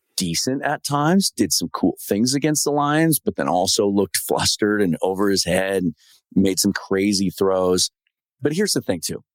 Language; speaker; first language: English; native; English